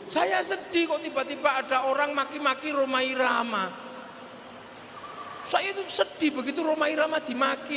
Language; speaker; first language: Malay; non-native, local second language; Javanese